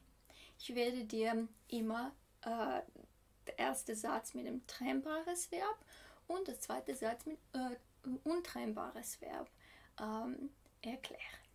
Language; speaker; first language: German; non-native, fluent; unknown